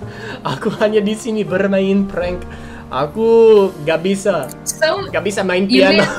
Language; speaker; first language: Indonesian; non-native, learner; English